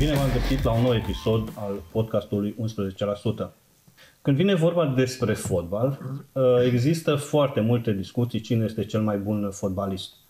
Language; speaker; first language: Romanian; non-native, local second language; Serbian